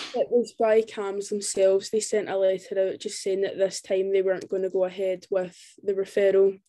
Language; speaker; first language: English; native; English